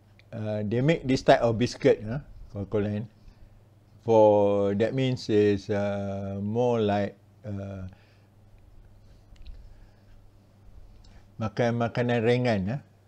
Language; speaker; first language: English; non-native, local second language; Malay